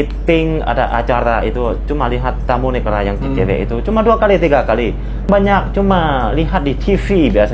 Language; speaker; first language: Indonesian; non-native, fluent; Lao